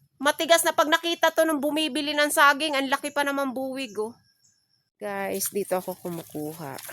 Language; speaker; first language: Filipino; native; Filipino